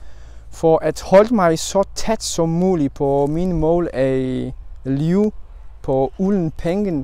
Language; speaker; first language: Danish; non-native, learner; Polish